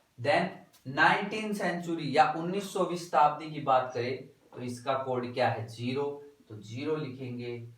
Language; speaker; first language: Hindi; native; Hindi